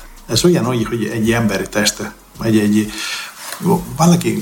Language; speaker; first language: Hungarian; non-native, learner; Greek